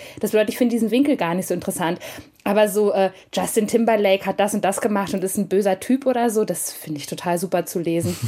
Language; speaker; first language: German; native; German